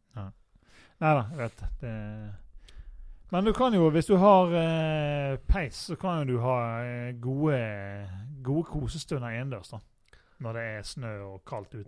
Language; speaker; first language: Norwegian; native; Norwegian